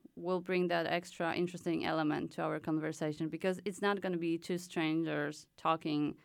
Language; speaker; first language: English; non-native, fluent; Polish